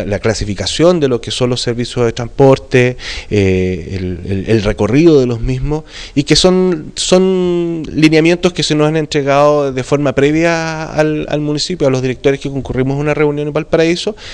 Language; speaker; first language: Spanish; native; Spanish